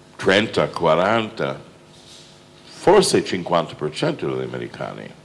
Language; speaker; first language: Italian; non-native, fluent; English